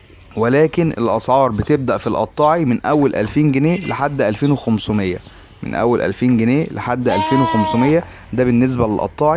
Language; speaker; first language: Arabic; native; Arabic